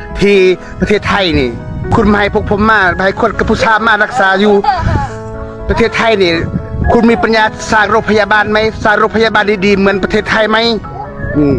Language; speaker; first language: Thai; non-native, learner; Khmer